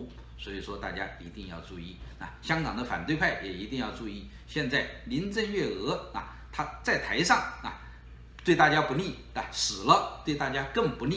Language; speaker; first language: Chinese; native; Chinese